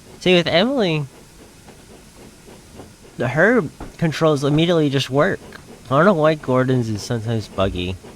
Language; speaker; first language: English; native; English